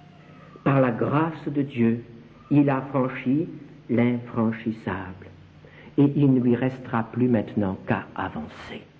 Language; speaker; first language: French; native; French